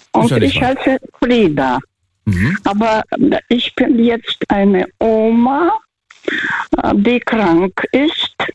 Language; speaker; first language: German; non-native, fluent; Russian